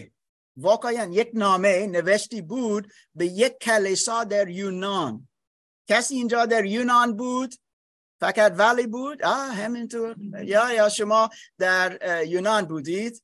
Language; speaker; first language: Persian; non-native, fluent; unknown